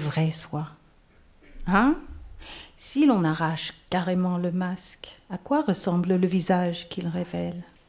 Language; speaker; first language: French; non-native, fluent; English